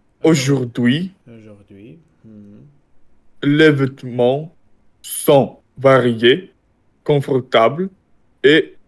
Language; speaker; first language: French; non-native, learner; Russian